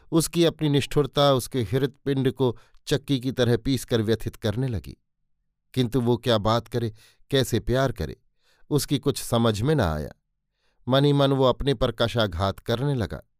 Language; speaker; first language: Hindi; native; Hindi